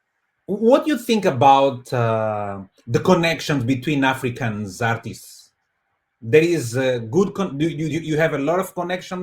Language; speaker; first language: English; non-native, fluent; Portuguese